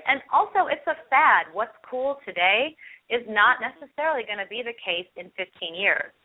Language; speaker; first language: English; early bilingual, other home language; Hindi